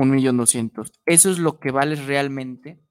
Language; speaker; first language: Spanish; native; Spanish